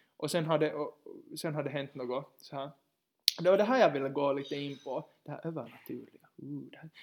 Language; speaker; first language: Swedish; native; Swedish